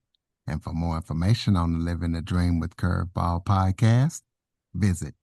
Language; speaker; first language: English; native; English